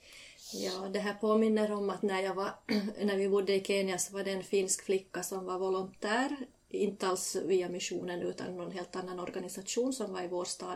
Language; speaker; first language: Swedish; native; Swedish